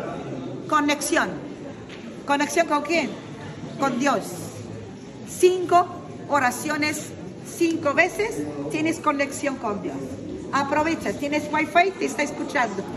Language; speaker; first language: Spanish; non-native, fluent; Arabic